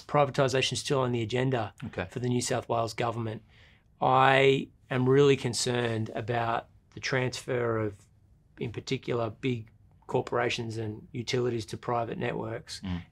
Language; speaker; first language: English; native; English